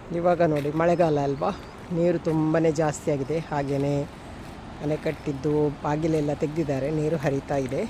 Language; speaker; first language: Kannada; non-native, local second language; Konkani